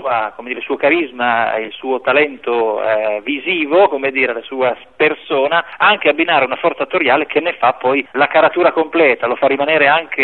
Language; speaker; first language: Italian; native; Italian